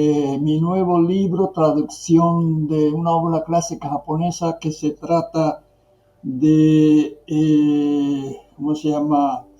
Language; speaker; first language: Spanish; non-native, fluent; Japanese